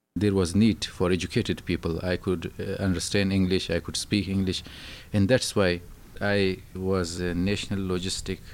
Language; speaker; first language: English; non-native, fluent; Pashto